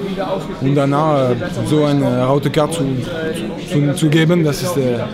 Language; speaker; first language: German; non-native, learner; French